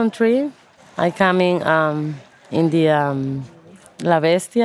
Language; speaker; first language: English; non-native, learner; Spanish